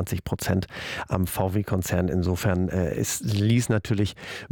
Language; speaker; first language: German; native; German